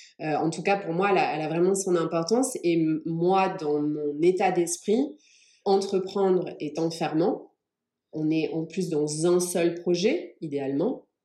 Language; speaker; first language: French; early bilingual, other home language; English